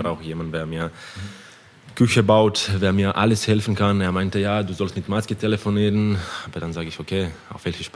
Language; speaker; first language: German; non-native, fluent; Croatian